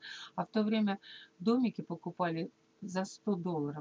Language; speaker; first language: Russian; native; Russian